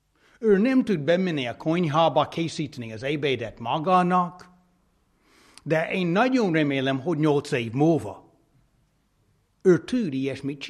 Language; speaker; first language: Hungarian; non-native, fluent; English